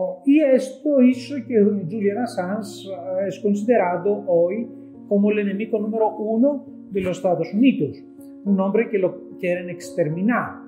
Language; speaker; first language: Spanish; non-native, fluent; Greek